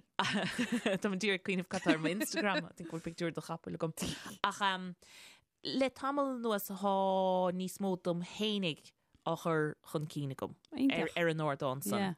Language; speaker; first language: Irish; native; Irish